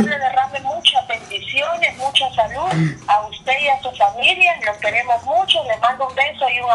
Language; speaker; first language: Spanish; native; Spanish